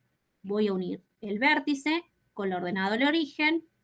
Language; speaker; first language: Spanish; native; Spanish